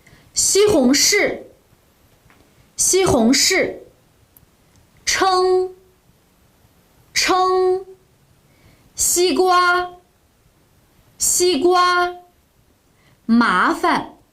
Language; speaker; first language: Chinese; non-native, local second language; Uyghur